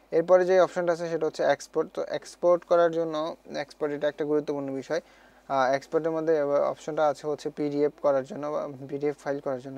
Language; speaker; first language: Bangla; native; Bangla